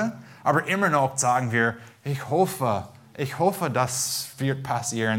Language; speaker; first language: German; non-native, fluent; English